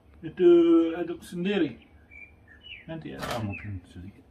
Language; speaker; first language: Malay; non-native, learner; English